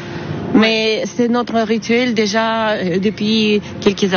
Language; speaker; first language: French; non-native, learner; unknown